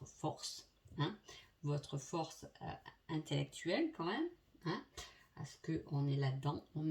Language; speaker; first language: French; native; French